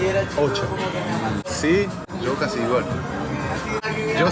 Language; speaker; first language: Spanish; non-native, learner; Japanese